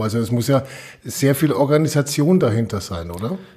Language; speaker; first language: German; native; German